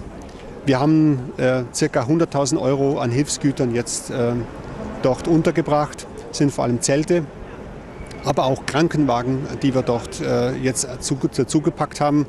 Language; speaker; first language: German; native; German